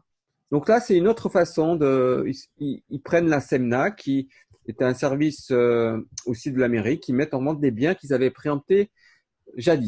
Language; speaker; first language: French; native; French